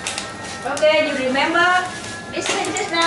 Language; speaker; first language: English; non-native, learner; Vietnamese